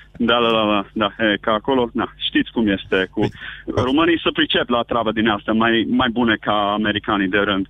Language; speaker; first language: Romanian; non-native, fluent; English